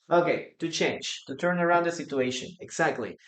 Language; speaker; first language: English; non-native, fluent; Spanish